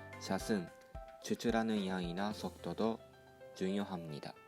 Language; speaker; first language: Korean; non-native, fluent; Japanese